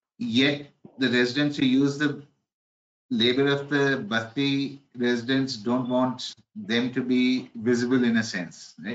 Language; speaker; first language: English; non-native, local second language; Hindi